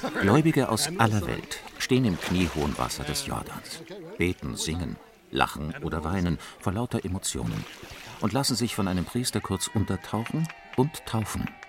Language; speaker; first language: German; native; German